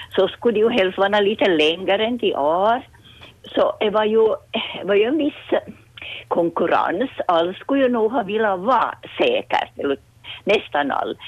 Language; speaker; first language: Swedish; native; Swedish